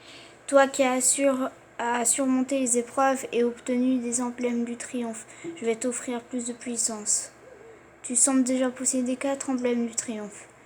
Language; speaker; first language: French; native; French